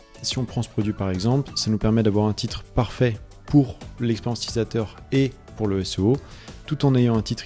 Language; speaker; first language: French; native; French